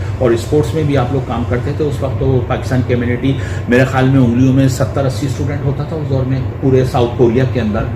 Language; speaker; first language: Urdu; native; Urdu